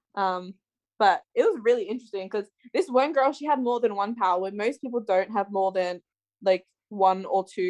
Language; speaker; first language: English; non-native, local second language; Tongan